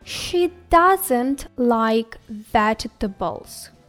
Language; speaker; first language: English; non-native, fluent; Ukrainian